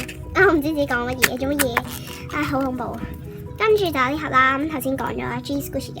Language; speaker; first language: Cantonese; native; Cantonese